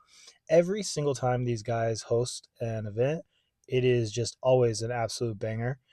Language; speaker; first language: English; native; English